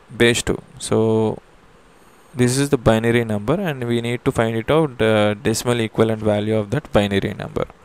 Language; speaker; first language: English; non-native, local second language; Telugu